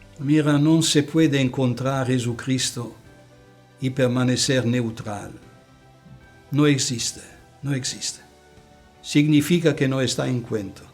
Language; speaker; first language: Spanish; non-native, fluent; Italian